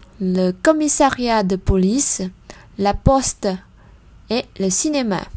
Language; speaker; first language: French; non-native, fluent; Vietnamese